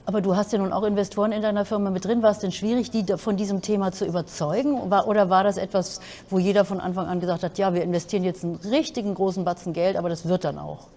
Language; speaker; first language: German; native; German